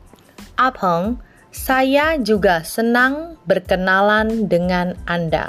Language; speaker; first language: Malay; non-native, fluent; Chinese